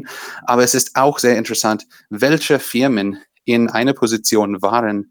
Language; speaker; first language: German; non-native, fluent; English